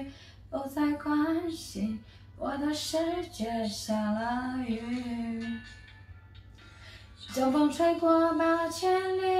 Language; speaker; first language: Chinese; native; Chinese